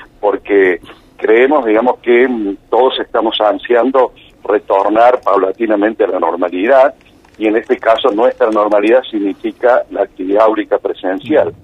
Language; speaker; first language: Spanish; native; Spanish